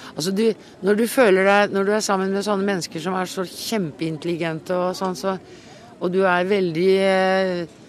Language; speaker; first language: Norwegian; native; Norwegian